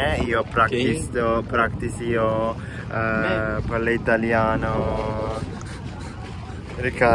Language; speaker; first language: Italian; non-native, learner; Turkish